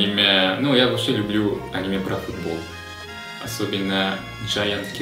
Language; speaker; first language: Russian; non-native, fluent; Japanese